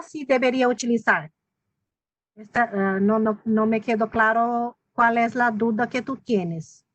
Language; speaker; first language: Spanish; non-native, fluent; Portuguese